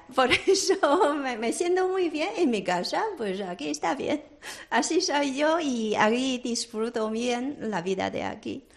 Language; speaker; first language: Spanish; non-native, fluent; Chinese